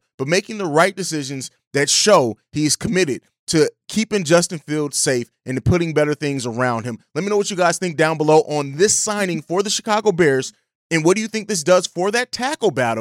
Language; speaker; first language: English; native; English